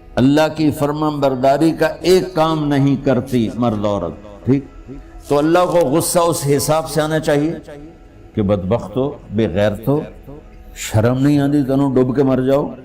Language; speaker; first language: Urdu; non-native, local second language; Punjabi